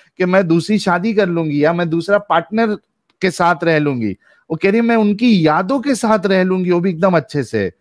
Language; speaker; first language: Urdu; native; Urdu